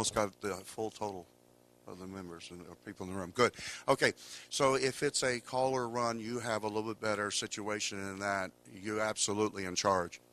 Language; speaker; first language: English; native; English